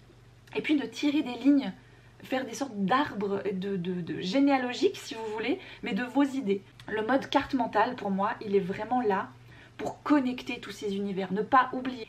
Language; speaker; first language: French; native; French